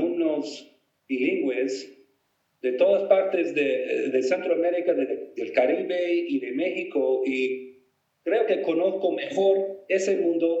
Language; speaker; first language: Spanish; non-native, fluent; English